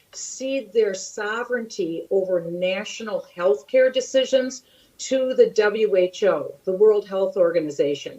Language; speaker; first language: English; native; English